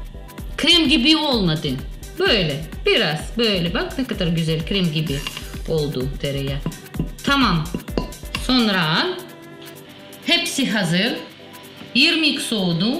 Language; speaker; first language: Turkish; non-native, learner; Russian